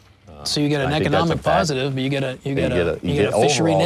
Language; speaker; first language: English; native; English